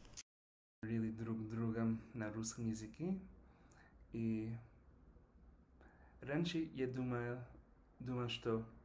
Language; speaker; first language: Russian; non-native, learner; English